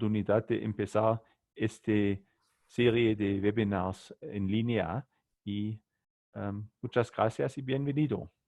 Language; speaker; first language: Spanish; non-native, learner; German